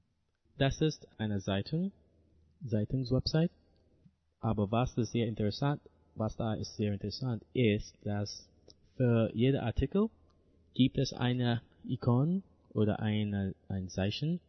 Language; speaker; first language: German; non-native, learner; English